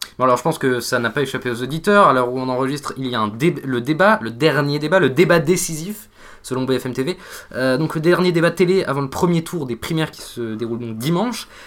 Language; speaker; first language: French; native; French